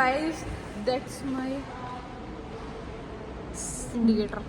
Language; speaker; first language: English; non-native, learner; Hindi